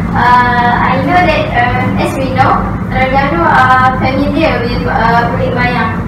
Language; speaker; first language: English; non-native, local second language; Malay